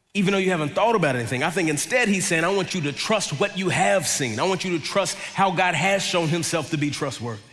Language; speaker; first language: English; native; English